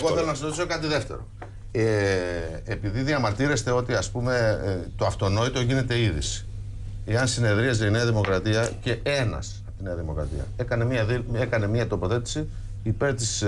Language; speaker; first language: Greek; native; Greek